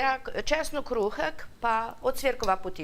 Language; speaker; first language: Slovenian; native; Slovenian